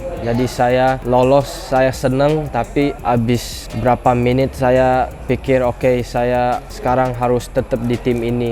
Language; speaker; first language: Indonesian; early bilingual, heritage; English